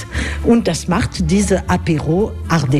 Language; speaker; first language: German; non-native, learner; French